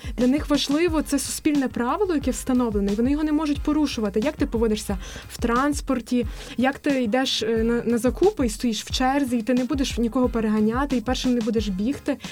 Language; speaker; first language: Ukrainian; native; Ukrainian